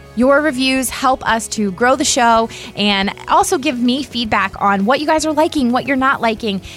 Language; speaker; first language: English; native; English